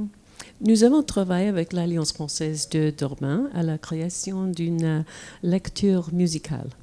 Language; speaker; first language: French; non-native, fluent; English